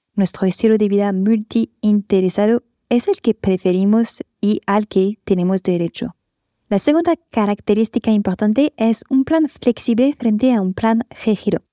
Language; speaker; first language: Spanish; non-native, fluent; French